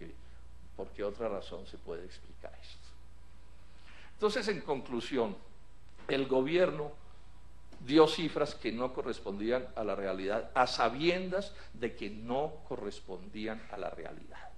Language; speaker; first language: Spanish; native; Spanish